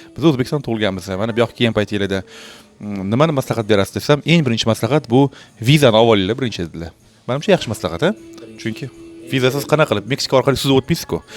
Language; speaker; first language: Uzbek; native; Uzbek